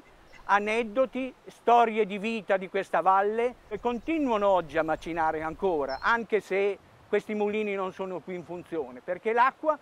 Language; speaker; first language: Italian; native; Italian